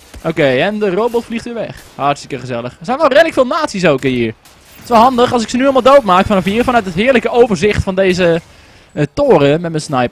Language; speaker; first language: Dutch; native; Dutch